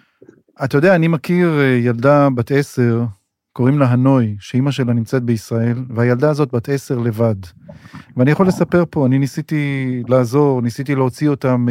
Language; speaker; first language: Hebrew; native; Hebrew